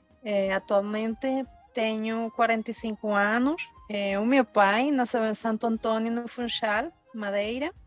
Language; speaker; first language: Portuguese; early bilingual, heritage; Spanish